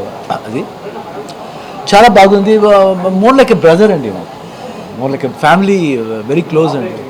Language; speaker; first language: Telugu; non-native, learner; Kannada